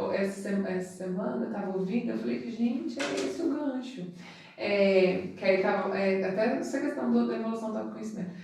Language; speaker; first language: Portuguese; native; Portuguese